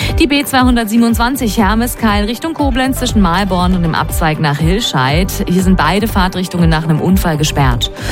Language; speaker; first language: German; native; German